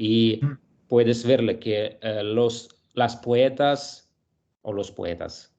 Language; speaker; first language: Spanish; non-native, learner; Russian